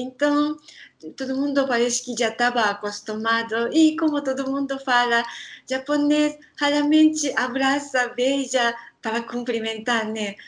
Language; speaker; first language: Portuguese; non-native, learner; Japanese